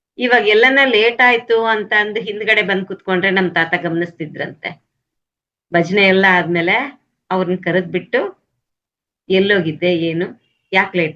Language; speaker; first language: Kannada; native; Kannada